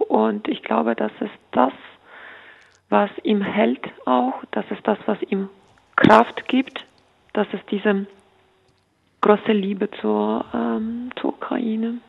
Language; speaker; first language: German; non-native, fluent; Ukrainian